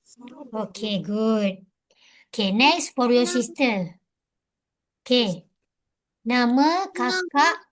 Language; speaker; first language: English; non-native, local second language; Malay